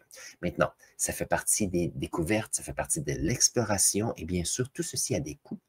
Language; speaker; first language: French; native; French